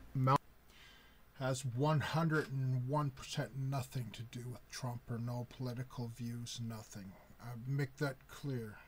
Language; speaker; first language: English; native; English